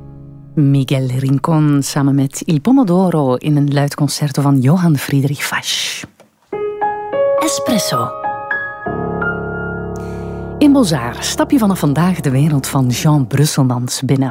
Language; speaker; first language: Dutch; native; Dutch